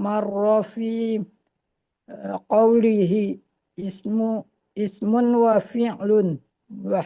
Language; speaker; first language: Arabic; non-native, learner; Indonesian